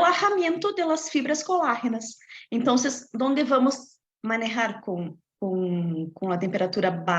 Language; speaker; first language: Spanish; non-native, fluent; Portuguese